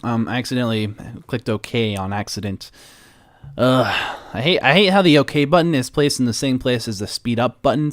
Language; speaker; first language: English; native; English